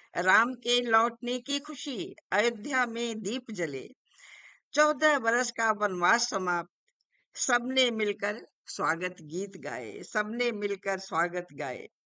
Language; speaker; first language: Hindi; native; Hindi